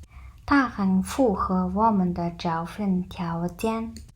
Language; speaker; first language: Chinese; non-native, fluent; Mongolian